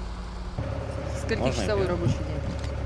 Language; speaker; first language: Russian; native; Russian